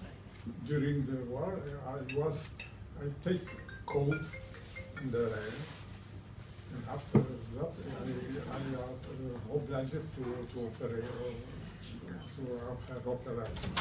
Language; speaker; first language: English; non-native, learner; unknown